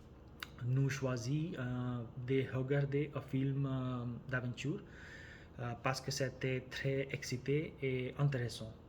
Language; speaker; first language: French; non-native, learner; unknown